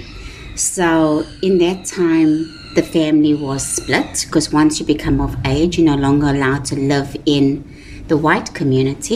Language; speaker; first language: English; native; English